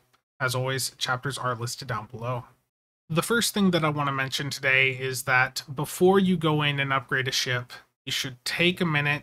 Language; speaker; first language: English; native; English